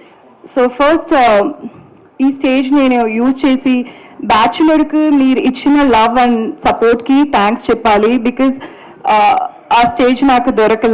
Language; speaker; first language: Telugu; non-native, learner; Tamil